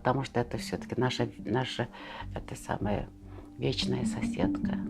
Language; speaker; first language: Russian; non-native, fluent; Mongolian